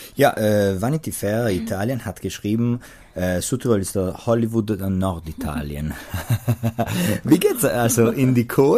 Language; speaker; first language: German; non-native, local second language; Italian